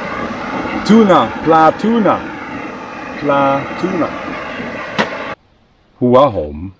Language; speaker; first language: Thai; non-native, learner; Swedish